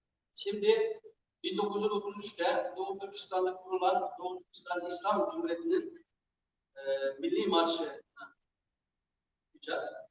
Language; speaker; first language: Turkish; non-native, fluent; Uyghur